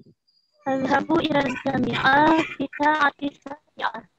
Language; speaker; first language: Arabic; non-native, learner; Indonesian